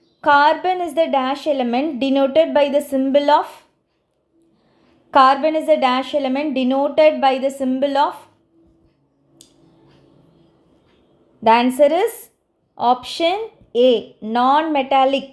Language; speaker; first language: English; non-native, local second language; Tamil